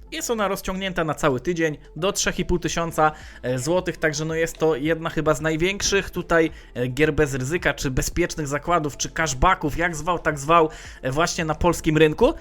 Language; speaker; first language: Polish; native; Polish